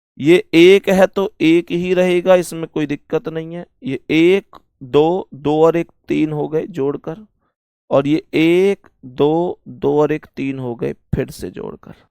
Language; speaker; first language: Hindi; native; Hindi